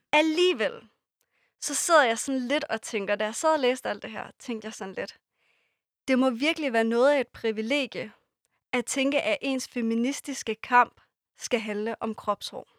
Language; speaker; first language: Danish; early bilingual, other home language; Persian